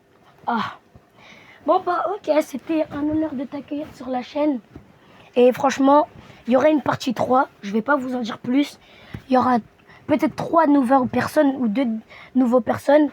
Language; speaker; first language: French; native; French